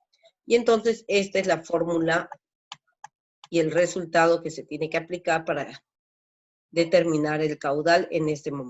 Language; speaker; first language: Spanish; native; Spanish